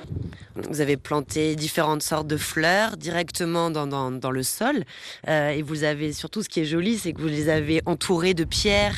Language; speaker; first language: French; native; French